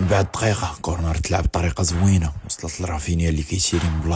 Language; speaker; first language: Arabic; native; Arabic